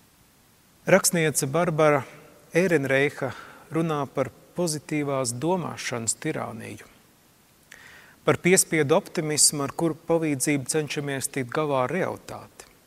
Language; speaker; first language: Latvian; native; Latvian